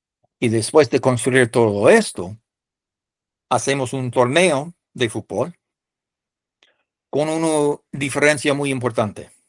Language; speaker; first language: Spanish; non-native, fluent; English